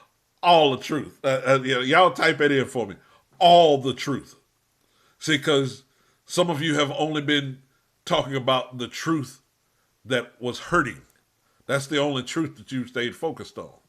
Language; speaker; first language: English; native; English